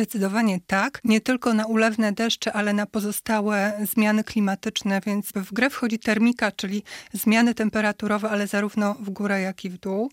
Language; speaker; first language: Polish; native; Polish